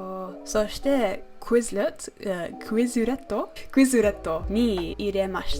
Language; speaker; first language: Japanese; non-native, learner; English